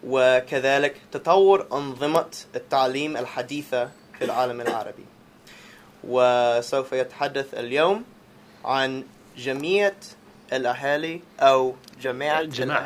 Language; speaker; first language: Arabic; non-native, fluent; English